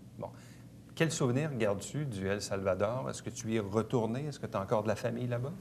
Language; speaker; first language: French; native; French